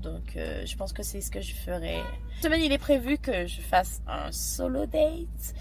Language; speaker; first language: French; native; French